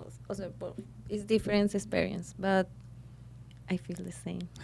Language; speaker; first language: English; non-native, learner; Spanish